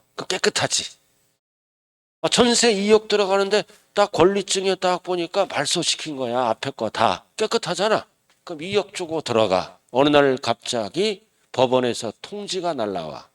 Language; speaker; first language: Korean; native; Korean